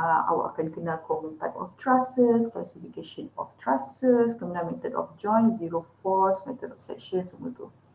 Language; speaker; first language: English; non-native, local second language; Malay